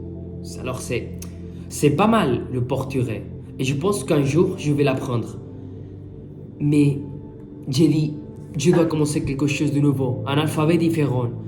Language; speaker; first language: French; non-native, fluent; Spanish